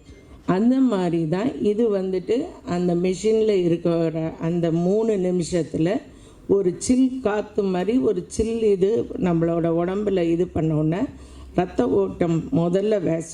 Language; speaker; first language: Tamil; native; Tamil